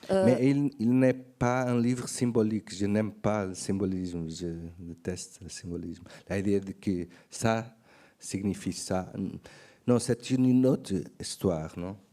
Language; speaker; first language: French; non-native, learner; Portuguese